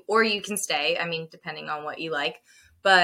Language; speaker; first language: English; native; English